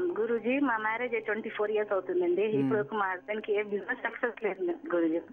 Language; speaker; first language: Telugu; non-native, local second language; Marathi